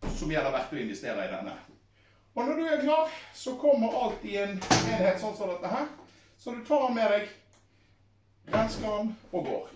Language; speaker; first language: Norwegian; native; Norwegian